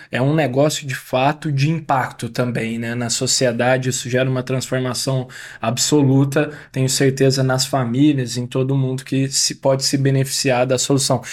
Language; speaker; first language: Portuguese; native; Portuguese